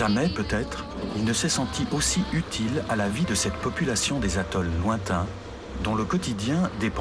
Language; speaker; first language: French; native; French